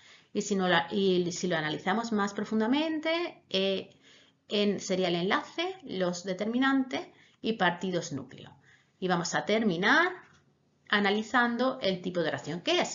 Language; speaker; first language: Spanish; native; Spanish